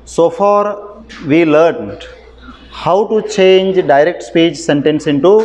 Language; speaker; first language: English; non-native, local second language; Kannada